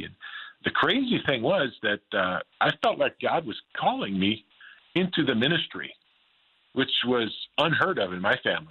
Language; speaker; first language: English; native; English